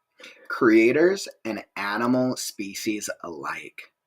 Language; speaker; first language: English; native; English